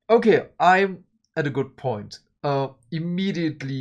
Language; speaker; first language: English; early bilingual, other home language; Turkish